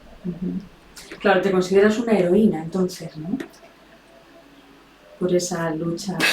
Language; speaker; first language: Spanish; native; Spanish